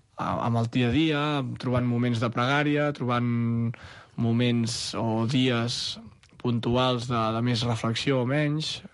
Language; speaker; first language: Catalan; native; Catalan